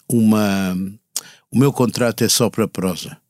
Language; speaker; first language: Portuguese; native; Portuguese